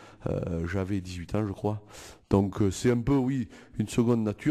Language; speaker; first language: French; native; French